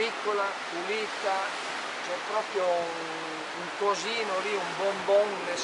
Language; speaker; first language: Italian; native; Italian